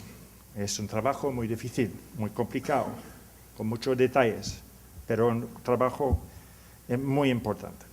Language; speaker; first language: Spanish; non-native, learner; English